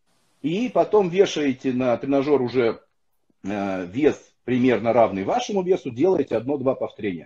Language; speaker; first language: Russian; native; Russian